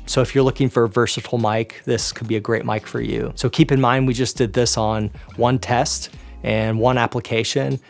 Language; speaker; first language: English; native; English